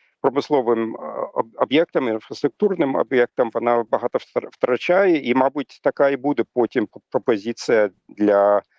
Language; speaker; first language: Ukrainian; non-native, fluent; German